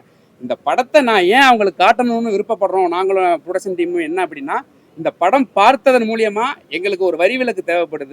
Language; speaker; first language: Tamil; native; Tamil